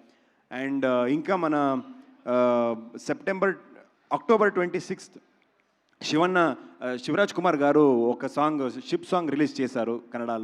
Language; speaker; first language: Telugu; non-native, learner; Kannada